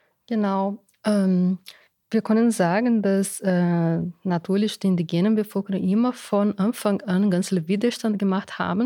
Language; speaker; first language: German; non-native, fluent; Portuguese